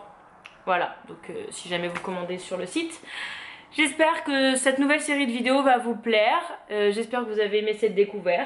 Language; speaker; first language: French; native; French